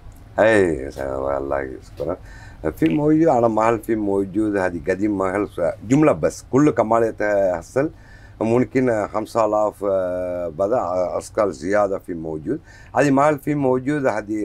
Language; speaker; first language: Arabic; non-native, learner; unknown